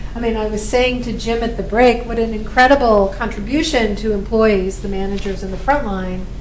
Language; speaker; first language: English; native; English